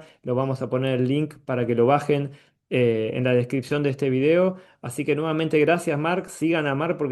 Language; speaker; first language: Spanish; native; Spanish